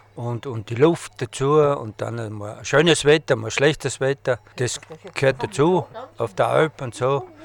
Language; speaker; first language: German; native; German